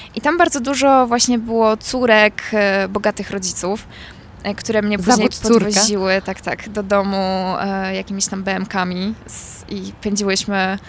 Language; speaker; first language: Polish; native; Polish